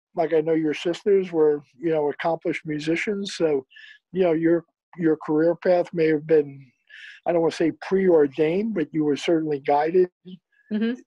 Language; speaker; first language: English; native; English